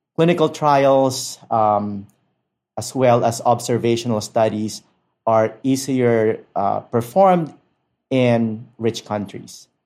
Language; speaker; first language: English; non-native, local second language; Filipino